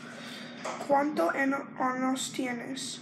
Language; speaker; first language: Spanish; non-native, learner; English